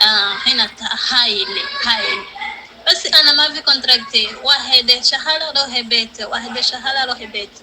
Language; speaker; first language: Arabic; non-native, learner; Rundi